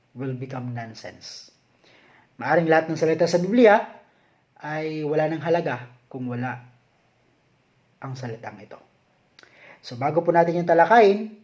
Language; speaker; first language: Filipino; non-native, local second language; Cebuano